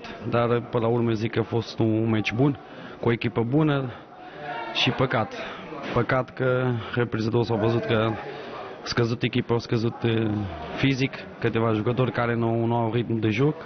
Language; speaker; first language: Romanian; non-native, learner; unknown